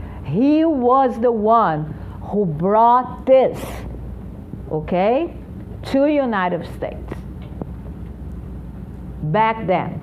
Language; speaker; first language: English; non-native, fluent; Portuguese